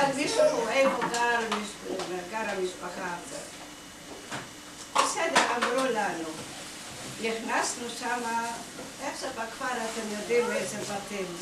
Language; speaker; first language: Hebrew; non-native, fluent; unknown